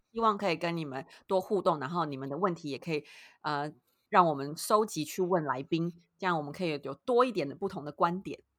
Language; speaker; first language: Chinese; native; Chinese